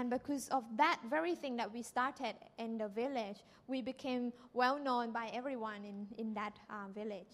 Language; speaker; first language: English; non-native, learner; Thai